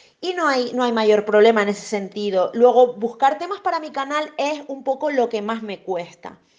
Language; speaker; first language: Spanish; native; Spanish